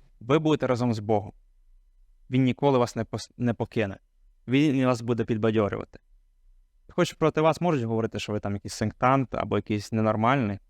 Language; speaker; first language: Ukrainian; non-native, local second language; Hungarian